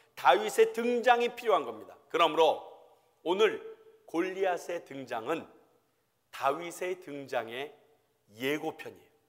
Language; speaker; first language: Korean; native; Korean